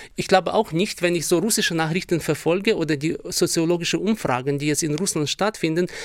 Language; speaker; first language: German; non-native, fluent; Ukrainian